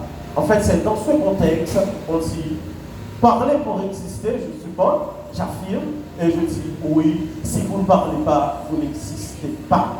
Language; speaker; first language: French; non-native, local second language; Haitian Creole